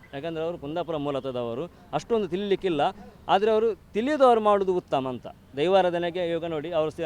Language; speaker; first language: Kannada; non-native, local second language; Tulu